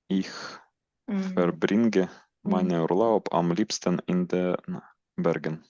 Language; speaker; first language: German; non-native, learner; Ukrainian